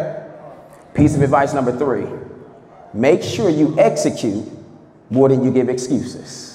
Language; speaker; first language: English; native; English